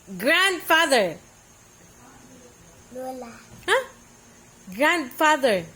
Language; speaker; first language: English; non-native, local second language; Cebuano